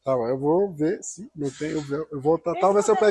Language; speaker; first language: Portuguese; non-native, learner; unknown